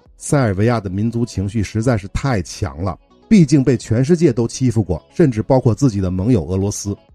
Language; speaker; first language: Chinese; native; Chinese